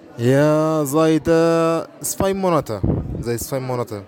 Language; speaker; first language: German; non-native, learner; Arabic